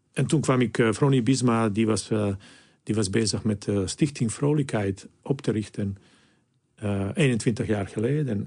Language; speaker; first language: Dutch; non-native, fluent; Bosnian